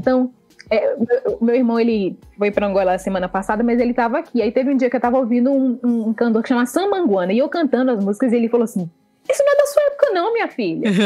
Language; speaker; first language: Portuguese; early bilingual, other home language; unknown